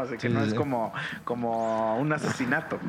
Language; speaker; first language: Spanish; native; Spanish